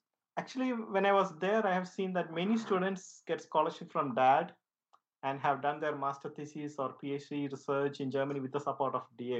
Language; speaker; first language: English; non-native, local second language; Malayalam